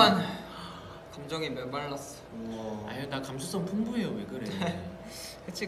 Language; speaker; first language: Korean; native; Korean